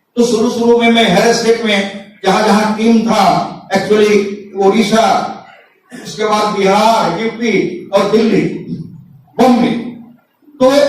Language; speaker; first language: Hindi; non-native, local second language; Bangla